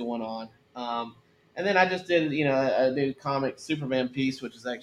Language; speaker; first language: English; native; English